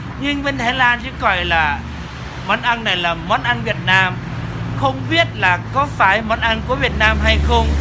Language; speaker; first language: Vietnamese; early bilingual, heritage; Vietnamese